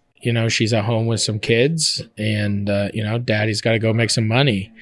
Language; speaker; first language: English; native; English